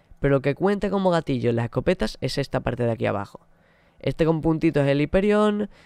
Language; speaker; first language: Spanish; native; Spanish